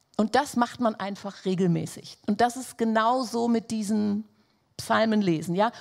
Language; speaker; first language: German; non-native, fluent; Portuguese